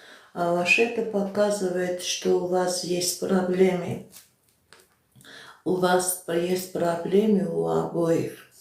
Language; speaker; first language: Russian; non-native, local second language; Armenian